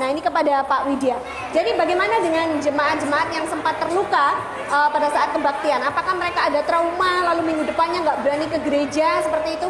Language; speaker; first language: Indonesian; native; Indonesian